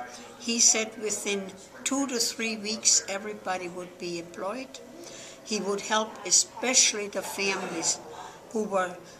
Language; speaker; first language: English; non-native, fluent; German